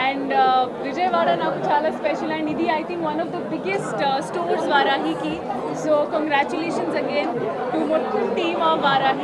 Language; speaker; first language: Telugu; non-native, local second language; Hindi